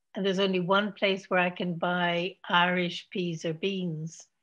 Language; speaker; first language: English; native; English